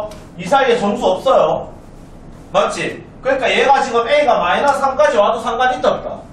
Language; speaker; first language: Korean; native; Korean